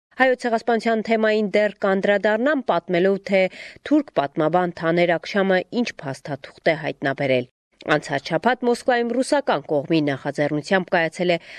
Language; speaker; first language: Armenian; native; Armenian